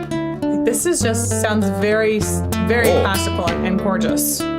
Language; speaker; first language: English; native; English